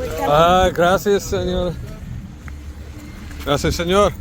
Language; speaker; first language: Spanish; non-native, learner; English